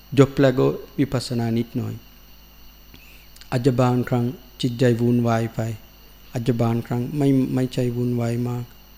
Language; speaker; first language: Thai; non-native, learner; Sinhala